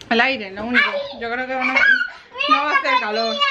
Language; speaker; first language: Spanish; native; Spanish